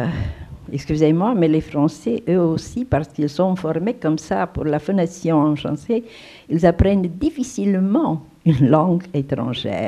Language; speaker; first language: French; non-native, fluent; Romanian